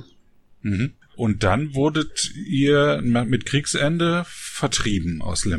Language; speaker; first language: German; native; German